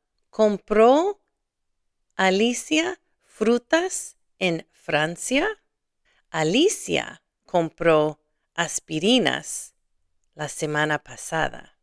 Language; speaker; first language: Spanish; non-native, fluent; English